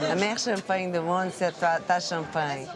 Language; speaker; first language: French; non-native, learner; Portuguese